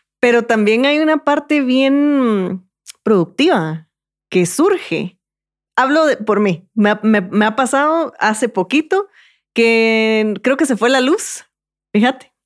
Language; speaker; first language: Spanish; native; Spanish